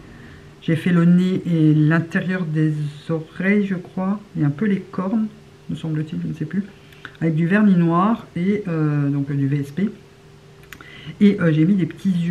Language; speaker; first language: French; native; French